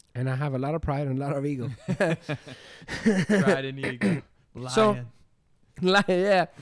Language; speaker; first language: English; non-native, fluent; Greek